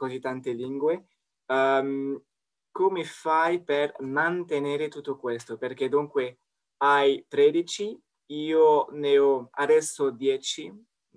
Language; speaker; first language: Italian; non-native, fluent; French